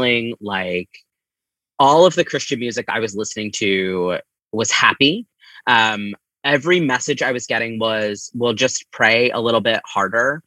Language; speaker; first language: English; native; English